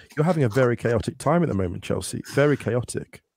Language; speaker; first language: English; native; English